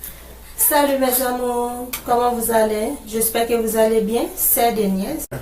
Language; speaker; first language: French; non-native, local second language; Haitian Creole